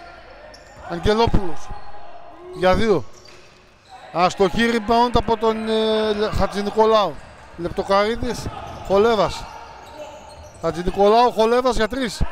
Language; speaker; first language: Greek; native; Greek